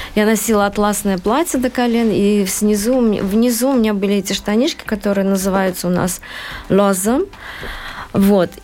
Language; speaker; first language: Russian; non-native, local second language; Uzbek